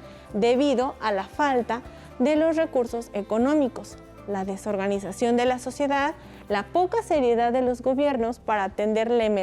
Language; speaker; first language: Spanish; native; Spanish